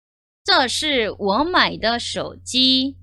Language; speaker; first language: Chinese; non-native, local second language; Korean